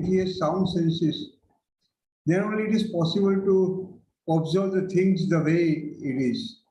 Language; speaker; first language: English; non-native, local second language; Hindi